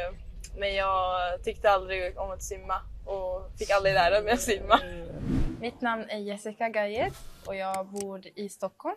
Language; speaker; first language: Swedish; non-native, fluent; Arabic